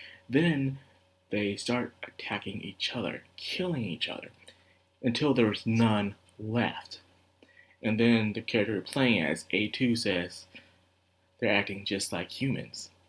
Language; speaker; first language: English; native; English